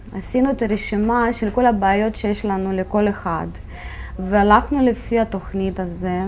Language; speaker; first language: Hebrew; non-native, fluent; Russian